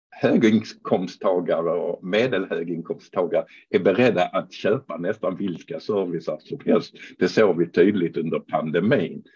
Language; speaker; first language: Swedish; non-native, fluent; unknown